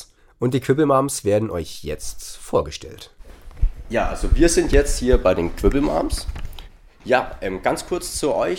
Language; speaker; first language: German; native; German